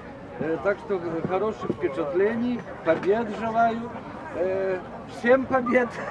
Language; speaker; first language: Russian; non-native, fluent; Polish